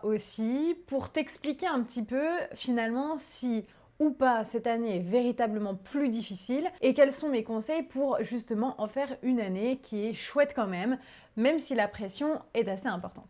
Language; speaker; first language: French; native; French